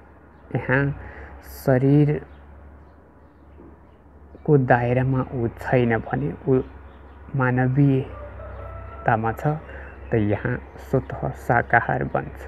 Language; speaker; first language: Nepali; native; Nepali